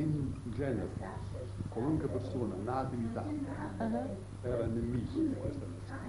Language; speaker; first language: Italian; early bilingual, heritage; Italian